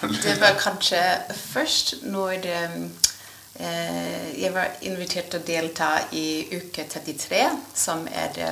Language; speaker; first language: Norwegian; non-native, fluent; English